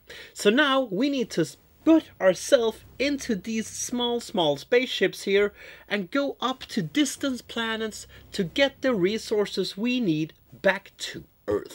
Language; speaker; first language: English; non-native, fluent; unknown